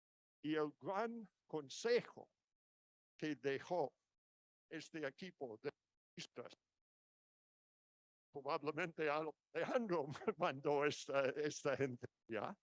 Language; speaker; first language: Spanish; non-native, fluent; English